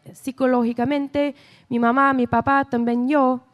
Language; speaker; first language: Spanish; non-native, learner; Portuguese